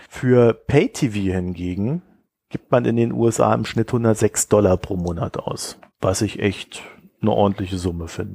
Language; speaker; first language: German; native; German